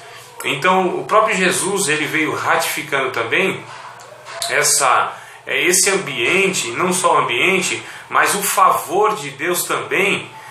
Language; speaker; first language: Portuguese; native; Portuguese